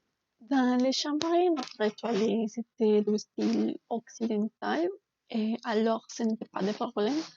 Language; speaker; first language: French; non-native, learner; Spanish